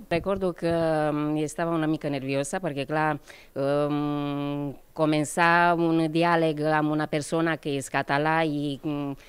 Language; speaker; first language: Catalan; non-native, fluent; Romanian